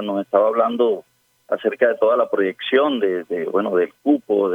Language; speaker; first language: Spanish; native; Spanish